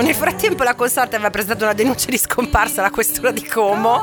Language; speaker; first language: Italian; native; Italian